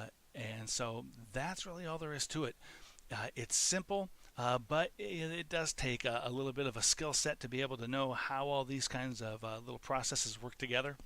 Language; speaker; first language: English; native; English